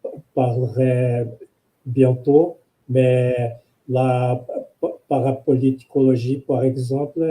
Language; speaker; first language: French; non-native, fluent; Portuguese